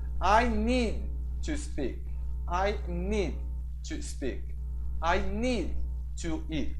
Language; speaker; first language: English; non-native, fluent; Portuguese